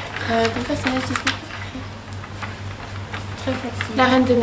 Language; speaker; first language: French; native; French